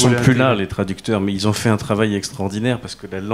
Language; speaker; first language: French; native; French